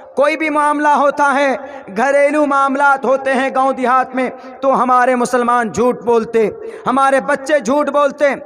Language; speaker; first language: Urdu; native; Urdu